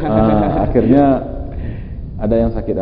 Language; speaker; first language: Malay; native; Malay